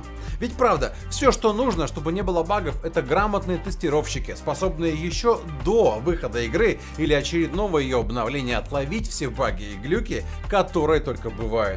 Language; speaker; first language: Russian; native; Russian